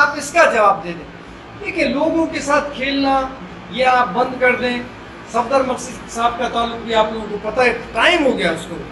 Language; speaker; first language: Urdu; non-native, local second language; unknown